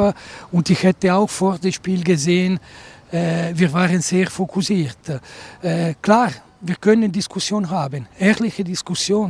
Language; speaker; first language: German; non-native, local second language; Italian